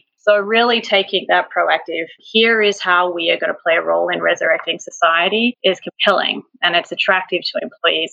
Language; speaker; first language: English; native; English